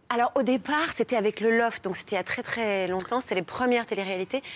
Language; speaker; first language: French; native; French